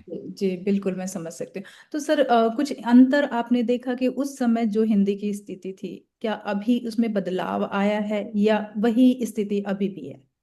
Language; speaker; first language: Hindi; native; Hindi